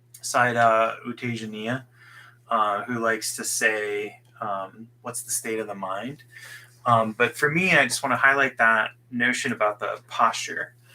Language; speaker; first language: English; native; English